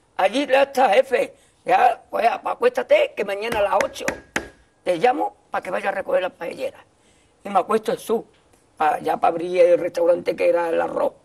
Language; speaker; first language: Spanish; native; Spanish